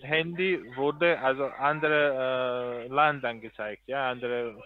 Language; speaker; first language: German; non-native, learner; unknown